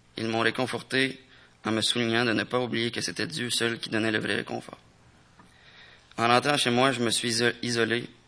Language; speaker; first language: French; native; French